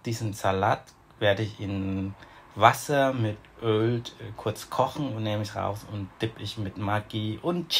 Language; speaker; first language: German; non-native, learner; Vietnamese